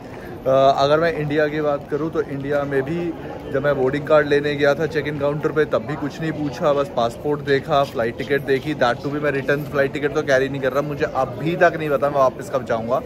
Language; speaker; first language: Hindi; native; Hindi